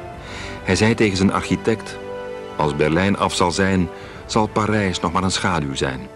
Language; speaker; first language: Dutch; native; Dutch